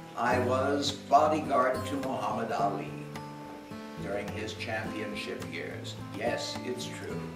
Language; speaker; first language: English; native; English